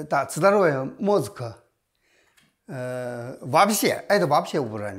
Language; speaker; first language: Russian; non-native, learner; Chinese